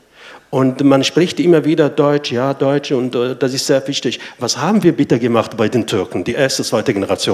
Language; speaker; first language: German; non-native, fluent; Arabic